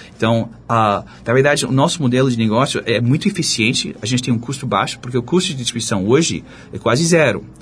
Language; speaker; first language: Portuguese; non-native, fluent; English